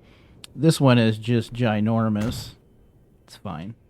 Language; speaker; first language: English; native; English